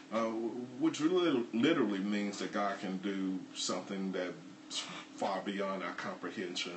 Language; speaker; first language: English; native; English